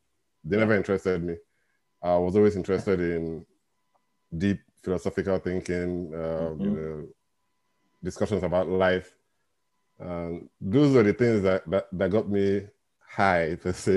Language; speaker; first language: English; non-native, local second language; Igbo